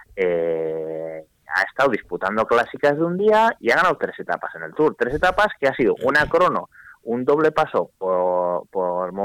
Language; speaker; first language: Spanish; native; Spanish